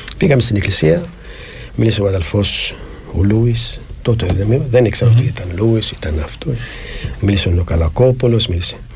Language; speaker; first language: Greek; non-native, fluent; Arabic